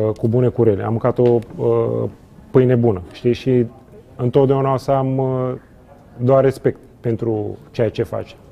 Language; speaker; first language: Romanian; non-native, fluent; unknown